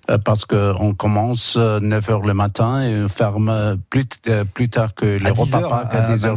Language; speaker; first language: French; non-native, fluent; German